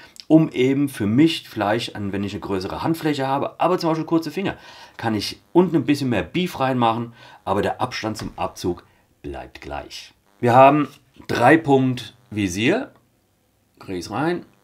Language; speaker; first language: German; native; German